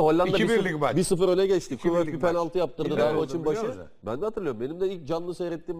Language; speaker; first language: Turkish; native; Turkish